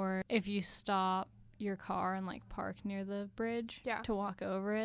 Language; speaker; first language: English; native; English